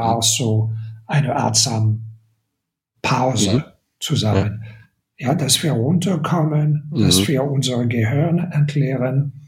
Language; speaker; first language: German; non-native, fluent; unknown